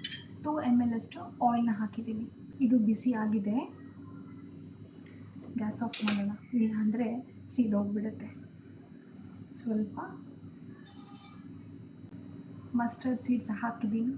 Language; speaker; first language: Kannada; native; Kannada